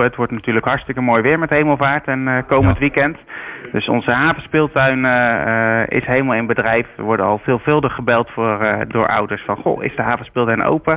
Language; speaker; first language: Dutch; native; Dutch